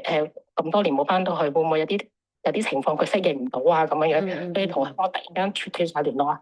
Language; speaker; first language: Cantonese; native; Cantonese